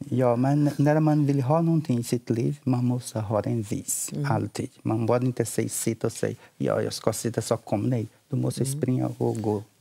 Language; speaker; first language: Swedish; non-native, learner; Portuguese